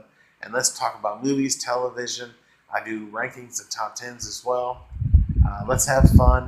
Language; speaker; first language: English; native; English